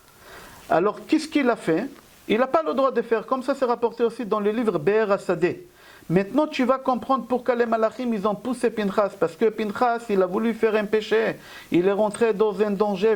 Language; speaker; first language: French; native; French